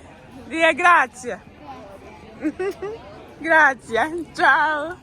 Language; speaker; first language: Italian; non-native, learner; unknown